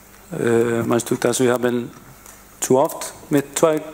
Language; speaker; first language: German; non-native, fluent; Icelandic